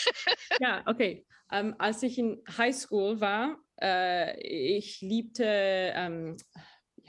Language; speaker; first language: German; non-native, learner; English